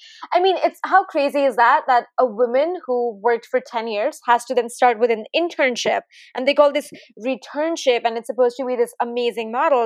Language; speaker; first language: English; non-native, local second language; Hindi